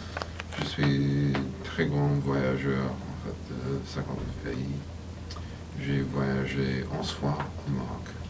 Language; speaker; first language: French; non-native, fluent; English